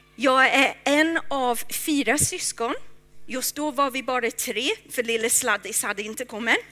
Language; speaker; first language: Swedish; non-native, fluent; English